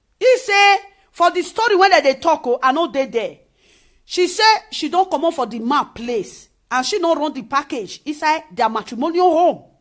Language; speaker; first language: Nigerian Pidgin; non-native, local second language; Esan